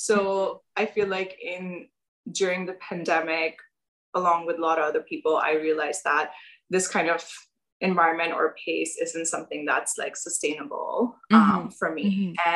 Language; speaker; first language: English; non-native, local second language; Urdu